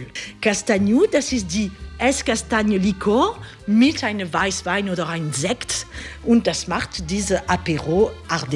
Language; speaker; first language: German; non-native, fluent; French